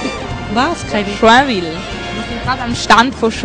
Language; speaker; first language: German; native; German